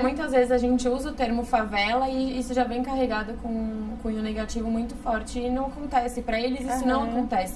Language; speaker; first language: Portuguese; native; Portuguese